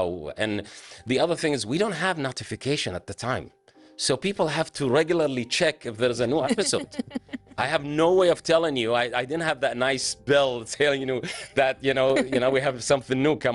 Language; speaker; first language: English; non-native, fluent; Arabic